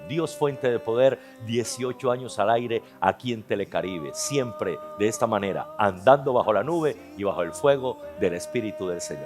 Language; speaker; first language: Spanish; native; Spanish